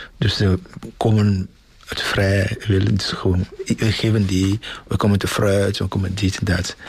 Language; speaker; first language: Dutch; non-native, fluent; Ewe